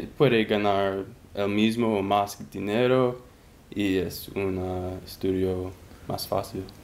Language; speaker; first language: Spanish; non-native, learner; English